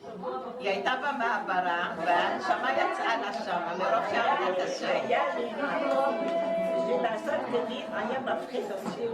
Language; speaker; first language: Hebrew; non-native, fluent; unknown